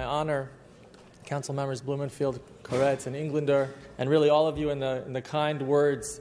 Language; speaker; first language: English; native; English